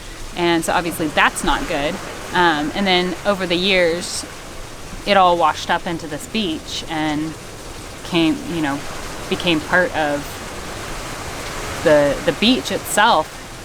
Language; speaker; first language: English; native; English